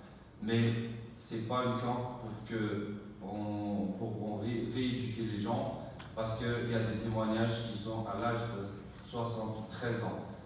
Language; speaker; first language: French; non-native, fluent; Uyghur